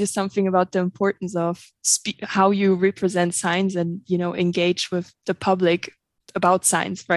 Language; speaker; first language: English; non-native, fluent; German